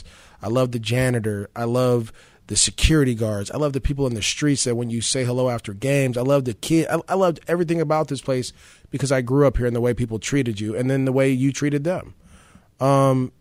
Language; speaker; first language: English; native; English